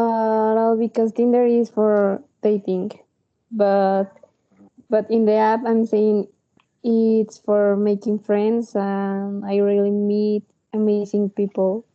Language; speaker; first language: English; non-native, learner; Spanish